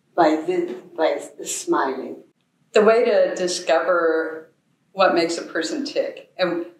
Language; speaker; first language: English; native; English